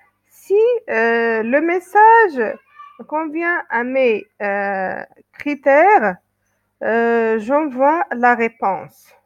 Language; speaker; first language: French; non-native, local second language; Arabic